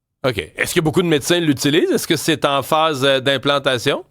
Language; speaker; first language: French; native; French